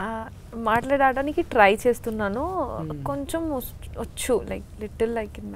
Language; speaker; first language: Telugu; non-native, learner; Bangla